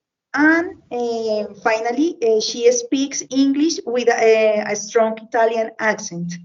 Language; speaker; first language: English; non-native, learner; Spanish